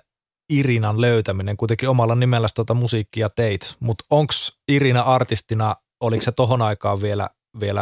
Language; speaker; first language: Finnish; native; Finnish